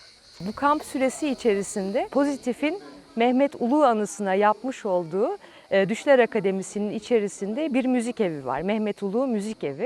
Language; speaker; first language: Turkish; native; Turkish